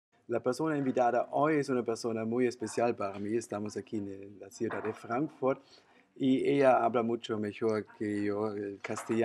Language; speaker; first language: Spanish; non-native, fluent; German